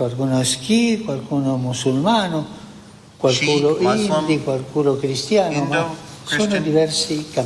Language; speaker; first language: Italian; non-native, fluent; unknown